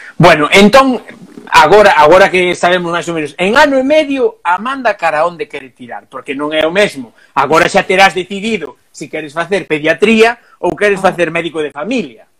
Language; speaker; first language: Galician; non-native, local second language; Spanish